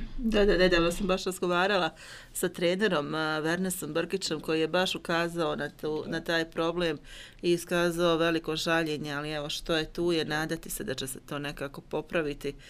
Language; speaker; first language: Croatian; native; Croatian